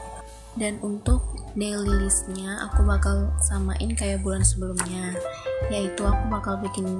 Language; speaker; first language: Indonesian; native; Indonesian